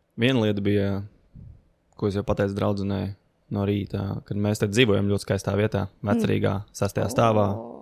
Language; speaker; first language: Latvian; native; Latvian